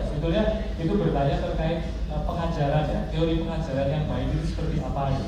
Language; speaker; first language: Indonesian; native; Indonesian